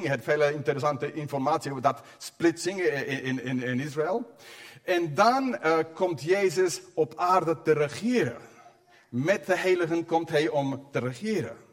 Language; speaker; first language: Dutch; non-native, fluent; English